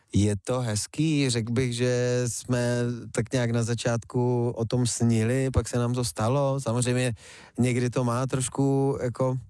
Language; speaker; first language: Czech; early bilingual, other home language; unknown